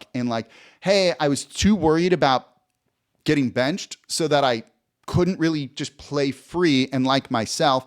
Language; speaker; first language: English; native; English